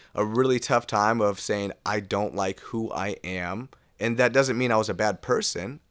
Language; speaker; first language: English; native; English